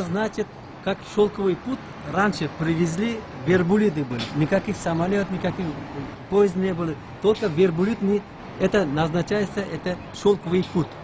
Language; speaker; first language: Russian; non-native, local second language; Uzbek